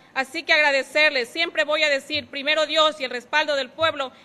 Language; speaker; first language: Spanish; native; Spanish